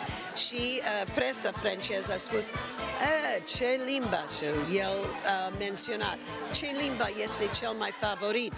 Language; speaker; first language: Romanian; non-native, learner; English